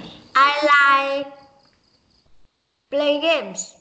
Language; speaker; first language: English; non-native, learner; Vietnamese